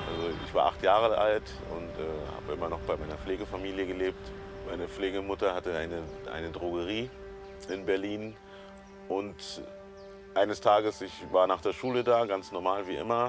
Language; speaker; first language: German; early bilingual, other home language; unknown